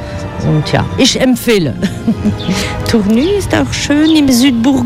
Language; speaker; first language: German; non-native, learner; French